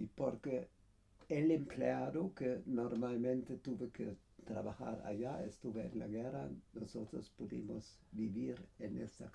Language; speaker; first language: Spanish; non-native, fluent; German